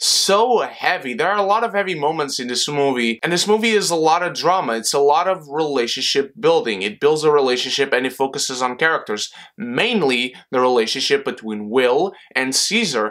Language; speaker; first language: English; non-native, fluent; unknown